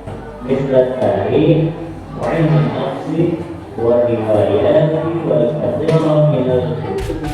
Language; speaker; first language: Arabic; non-native, learner; Indonesian